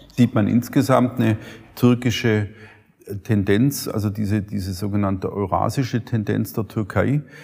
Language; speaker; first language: German; native; German